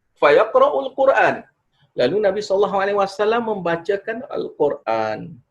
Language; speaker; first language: Malay; native; Malay